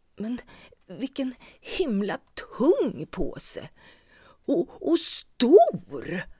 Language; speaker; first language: Swedish; native; Swedish